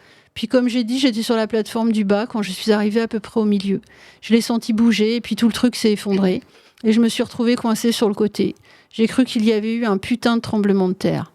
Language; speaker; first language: French; native; French